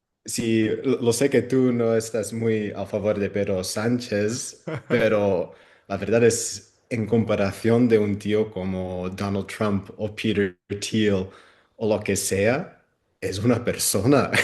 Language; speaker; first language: Spanish; non-native, fluent; Dutch